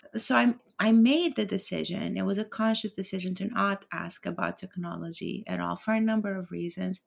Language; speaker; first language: English; non-native, fluent; Greek